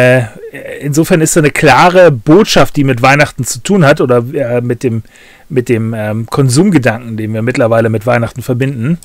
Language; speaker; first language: German; native; German